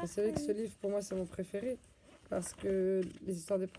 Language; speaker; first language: French; native; French